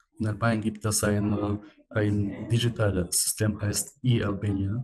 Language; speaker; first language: German; non-native, fluent; Albanian